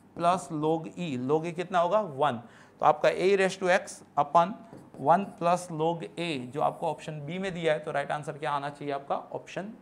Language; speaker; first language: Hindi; non-native, local second language; Gujarati